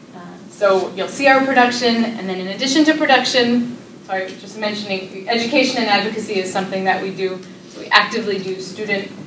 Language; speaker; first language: English; native; English